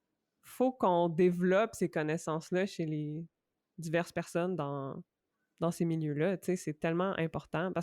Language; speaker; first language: French; native; French